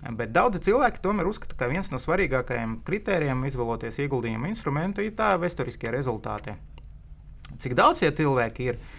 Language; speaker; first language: Latvian; non-native, local second language; Russian